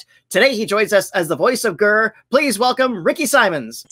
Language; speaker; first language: English; native; English